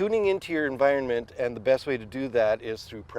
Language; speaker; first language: English; native; English